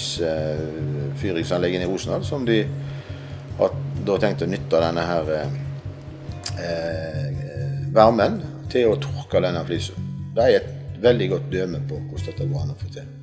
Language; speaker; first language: Norwegian; native; Norwegian